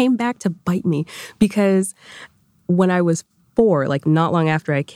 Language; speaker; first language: English; early bilingual, other home language; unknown